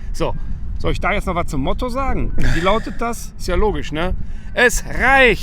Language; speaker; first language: German; native; German